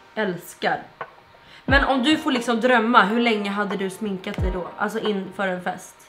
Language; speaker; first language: Swedish; native; Swedish